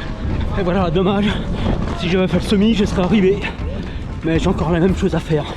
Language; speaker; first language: French; native; French